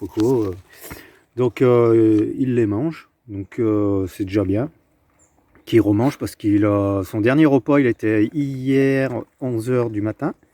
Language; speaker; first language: French; native; French